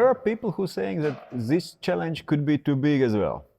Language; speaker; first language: English; non-native, fluent; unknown